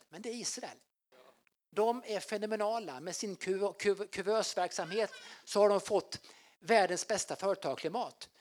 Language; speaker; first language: Swedish; native; Swedish